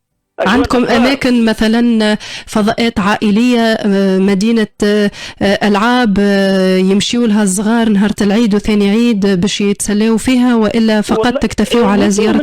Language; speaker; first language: Arabic; native; Arabic